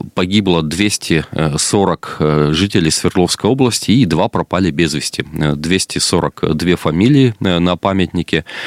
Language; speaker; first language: Russian; native; Russian